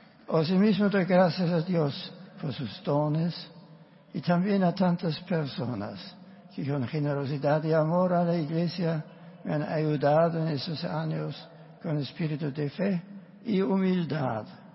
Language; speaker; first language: Spanish; non-native, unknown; German